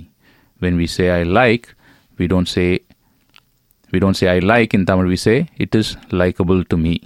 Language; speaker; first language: English; non-native, local second language; Tamil